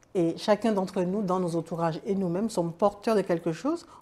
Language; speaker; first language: French; native; French